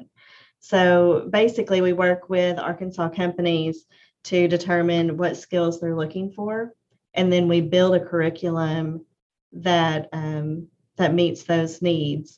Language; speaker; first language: English; native; English